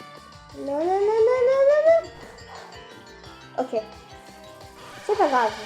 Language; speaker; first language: French; native; French